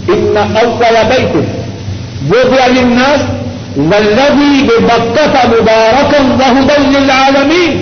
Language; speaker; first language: Urdu; non-native, local second language; Punjabi